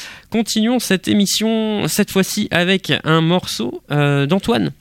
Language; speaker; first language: French; native; French